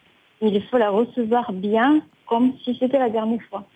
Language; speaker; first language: French; non-native, fluent; Japanese